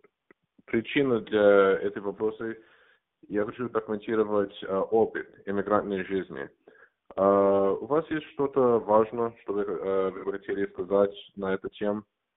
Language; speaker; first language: Russian; non-native, learner; English